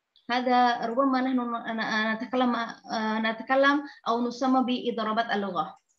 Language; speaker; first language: Arabic; non-native, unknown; Indonesian